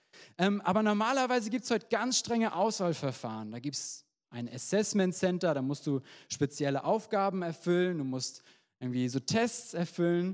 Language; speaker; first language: German; native; German